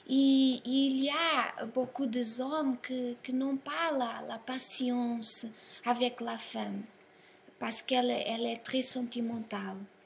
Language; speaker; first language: French; non-native, learner; Portuguese